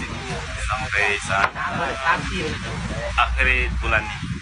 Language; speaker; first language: Indonesian; non-native, learner; Thai